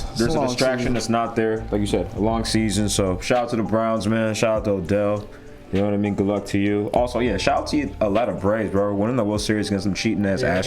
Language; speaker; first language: English; native; English